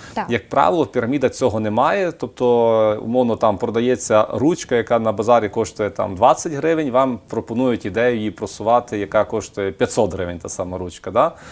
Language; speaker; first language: Ukrainian; native; Ukrainian